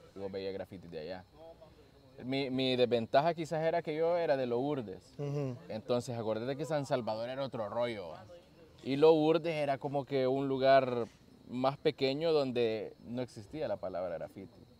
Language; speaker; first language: Spanish; native; Spanish